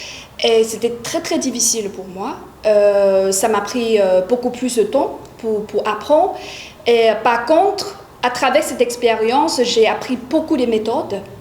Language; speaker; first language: French; non-native, fluent; Chinese